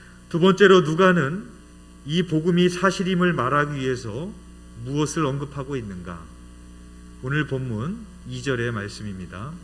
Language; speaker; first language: Korean; native; Korean